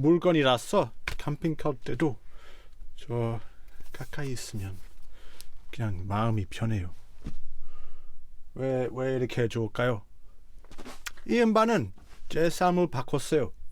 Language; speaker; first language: Korean; non-native, fluent; English